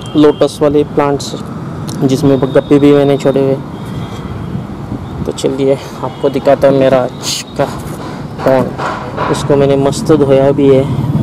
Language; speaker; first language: Hindi; non-native, local second language; Marathi